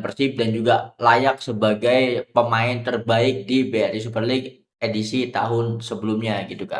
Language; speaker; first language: Indonesian; native; Indonesian